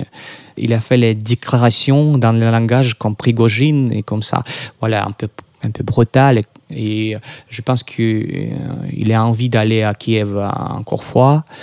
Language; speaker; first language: French; non-native, fluent; Russian